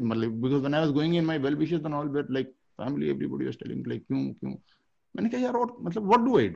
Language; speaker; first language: English; non-native, local second language; Hindi